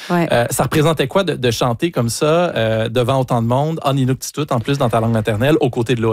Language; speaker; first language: French; native; French